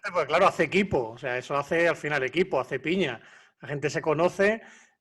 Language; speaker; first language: Spanish; native; Spanish